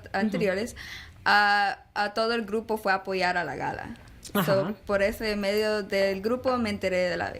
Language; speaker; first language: Spanish; early bilingual, heritage; Spanish